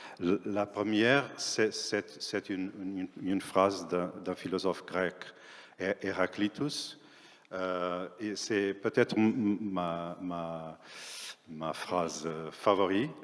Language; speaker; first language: French; non-native, fluent; Portuguese